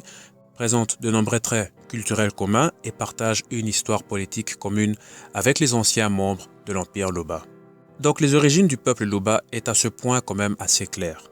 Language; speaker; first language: French; native; French